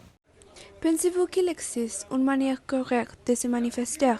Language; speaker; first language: French; non-native, learner; Spanish